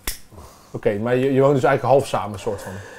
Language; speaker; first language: Dutch; native; Dutch